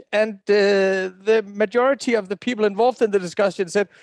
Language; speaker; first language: English; non-native, fluent; Danish